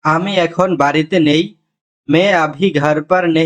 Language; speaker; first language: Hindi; non-native, learner; Bangla